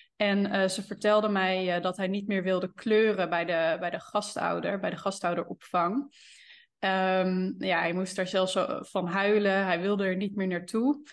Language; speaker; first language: Dutch; native; Dutch